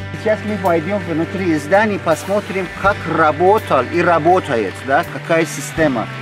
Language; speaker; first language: Russian; non-native, learner; Persian